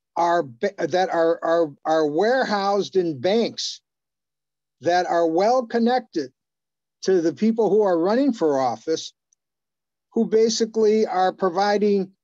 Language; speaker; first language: English; native; English